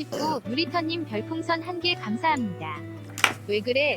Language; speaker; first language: Korean; native; Korean